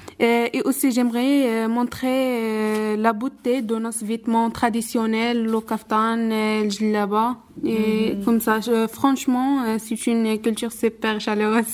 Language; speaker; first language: French; non-native, local second language; Arabic